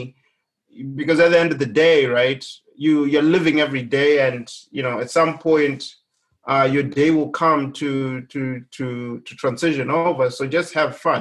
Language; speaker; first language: English; non-native, local second language; Shona